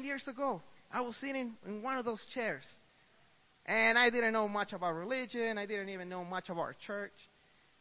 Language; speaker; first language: English; early bilingual, other home language; Spanish